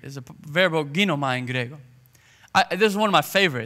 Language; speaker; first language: English; native; English